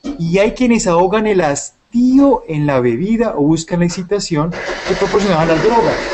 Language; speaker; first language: Spanish; native; Spanish